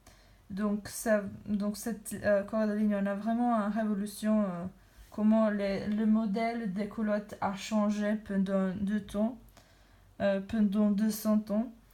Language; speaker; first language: French; non-native, learner; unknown